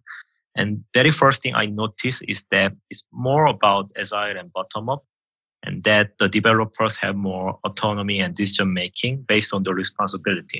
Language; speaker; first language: English; non-native, fluent; Korean